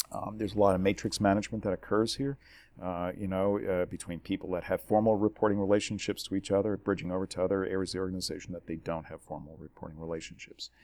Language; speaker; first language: English; native; English